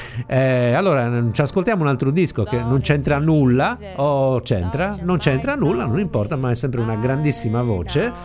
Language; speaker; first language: Italian; native; Italian